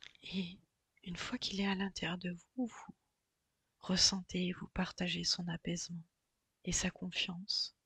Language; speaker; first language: French; native; French